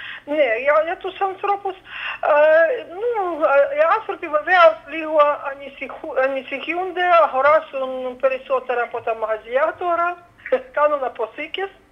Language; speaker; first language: Greek; non-native, fluent; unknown